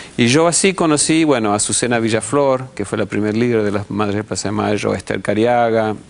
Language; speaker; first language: Spanish; early bilingual, heritage; Spanish